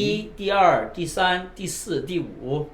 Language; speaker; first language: Chinese; non-native, learner; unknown